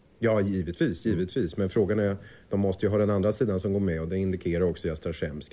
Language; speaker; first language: Swedish; native; Swedish